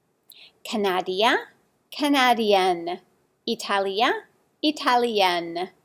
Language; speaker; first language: French; non-native, fluent; English